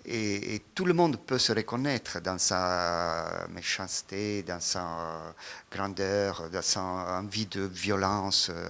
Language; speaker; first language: French; non-native, fluent; Italian